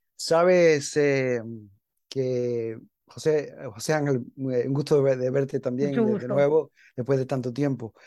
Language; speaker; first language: Spanish; early bilingual, heritage; Spanish